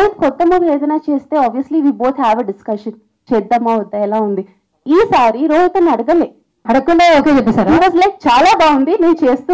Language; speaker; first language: Telugu; non-native, local second language; Hindi